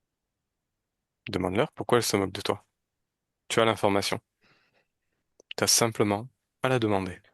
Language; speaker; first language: French; native; French